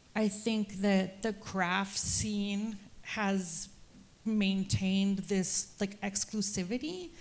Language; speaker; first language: English; early bilingual, other home language; Spanish